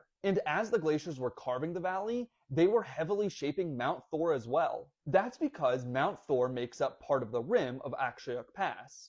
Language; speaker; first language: English; native; English